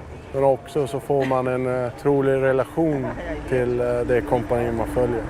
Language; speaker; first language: Swedish; native; Swedish